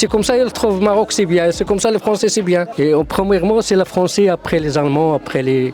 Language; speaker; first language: French; non-native, local second language; Arabic